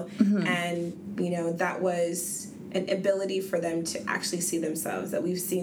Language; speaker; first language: English; native; English